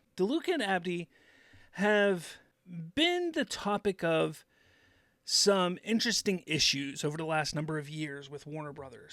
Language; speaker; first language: English; native; English